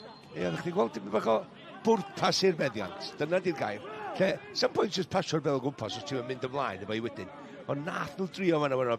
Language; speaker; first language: Welsh; native; Welsh